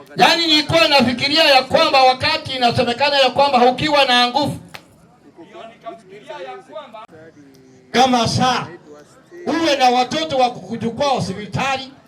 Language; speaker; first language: Swahili; non-native, local second language; Gusii